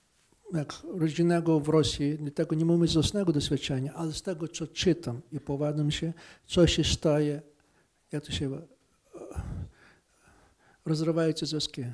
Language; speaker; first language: Polish; non-native, fluent; Ukrainian